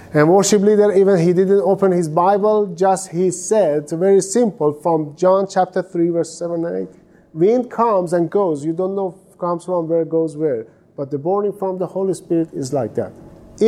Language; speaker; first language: English; non-native, fluent; Persian